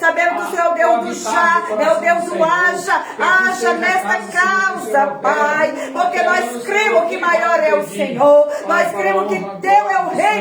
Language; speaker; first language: Portuguese; native; Portuguese